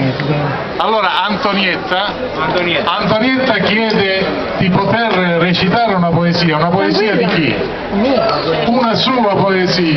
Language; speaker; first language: Italian; native; Italian